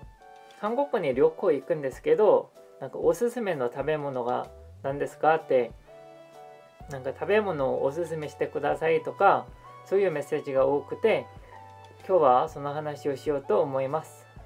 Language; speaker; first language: Japanese; non-native, fluent; Korean